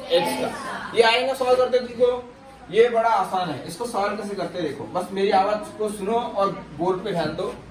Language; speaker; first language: Hindi; non-native, local second language; Marathi